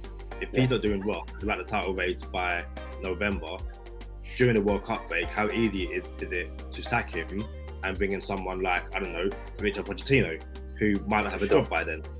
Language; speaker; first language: English; native; English